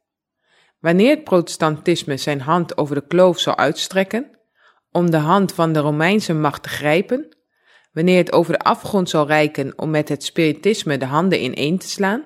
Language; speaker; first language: Dutch; native; Dutch